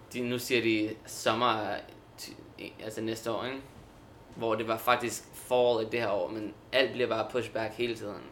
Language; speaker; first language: Danish; early bilingual, heritage; Danish